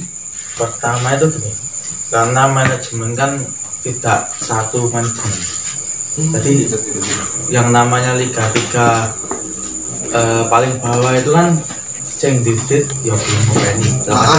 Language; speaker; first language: Indonesian; non-native, local second language; Javanese